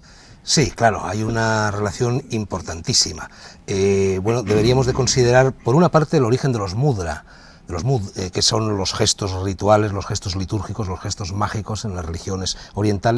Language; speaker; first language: Spanish; native; Spanish